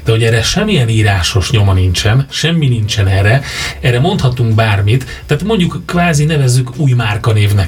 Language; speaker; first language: Hungarian; native; Hungarian